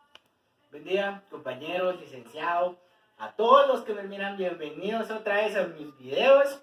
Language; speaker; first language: Spanish; native; Spanish